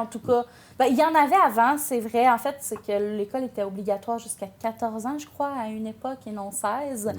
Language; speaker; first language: French; native; French